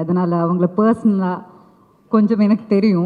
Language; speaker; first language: Tamil; non-native, learner; Malayalam